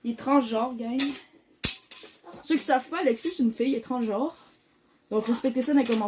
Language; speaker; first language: French; native; French